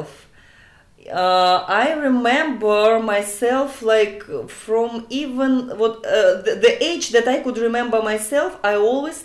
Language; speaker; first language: English; non-native, learner; Russian